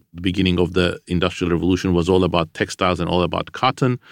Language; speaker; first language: English; non-native, fluent; Armenian